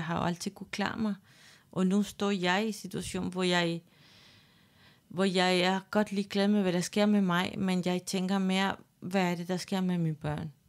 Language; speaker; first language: Danish; non-native, fluent; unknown